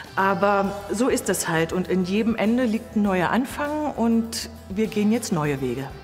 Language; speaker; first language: German; native; German